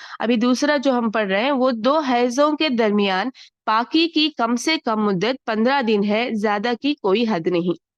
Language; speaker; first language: Urdu; native; Urdu